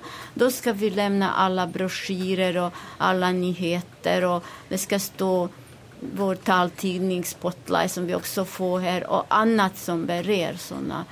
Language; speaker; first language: Swedish; non-native, fluent; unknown